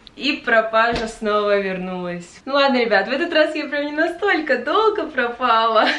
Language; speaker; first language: Russian; early bilingual, heritage; English